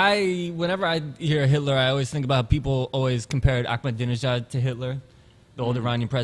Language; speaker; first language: English; early bilingual, other home language; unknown